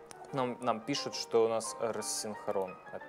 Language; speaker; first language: Russian; native; Russian